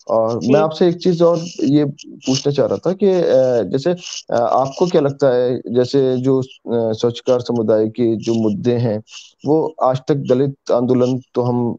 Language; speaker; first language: Hindi; native; Hindi